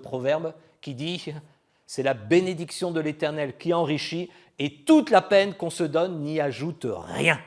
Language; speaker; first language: French; native; French